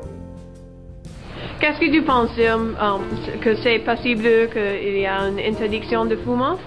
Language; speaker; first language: French; non-native, learner; English